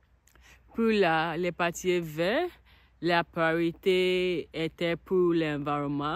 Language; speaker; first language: French; non-native, learner; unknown